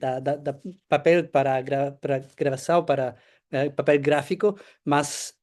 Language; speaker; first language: Portuguese; non-native, fluent; Italian